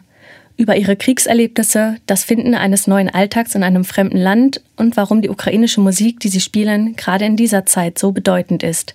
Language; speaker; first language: German; native; German